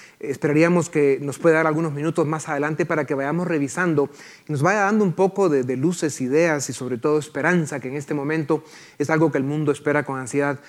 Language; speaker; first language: Spanish; native; Spanish